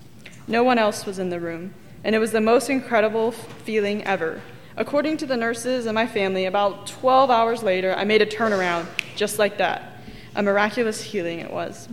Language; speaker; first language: English; native; English